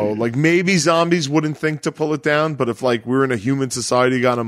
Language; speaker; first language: English; native; English